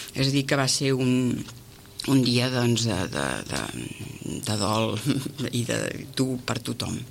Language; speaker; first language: Catalan; native; Catalan